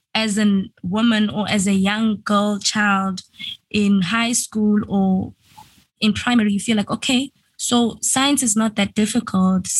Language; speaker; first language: English; non-native, local second language; Venda